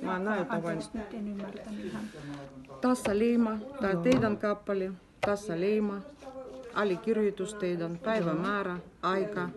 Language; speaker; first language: Finnish; non-native, learner; Russian